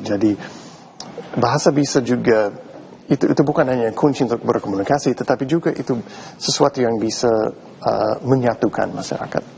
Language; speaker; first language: Indonesian; non-native, fluent; English